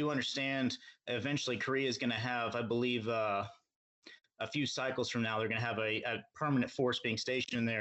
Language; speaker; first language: English; native; English